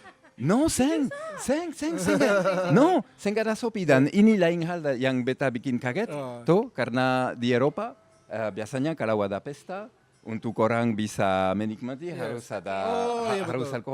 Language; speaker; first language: Indonesian; non-native, fluent; French